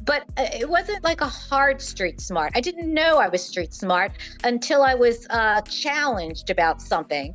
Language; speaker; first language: English; native; English